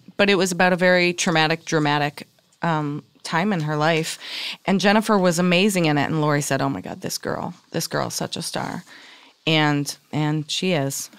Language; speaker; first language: English; native; English